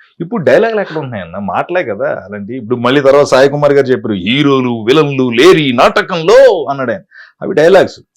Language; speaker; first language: Telugu; native; Telugu